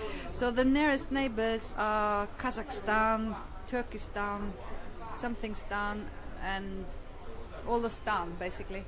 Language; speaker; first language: English; native; English